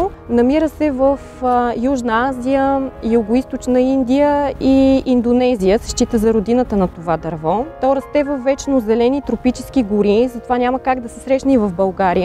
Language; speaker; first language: Bulgarian; native; Bulgarian